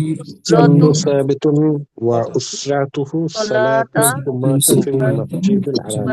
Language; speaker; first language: Arabic; non-native, learner; Bangla